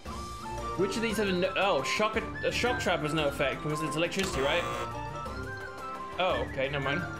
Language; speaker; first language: English; native; English